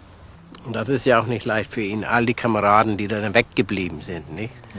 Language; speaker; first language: German; native; German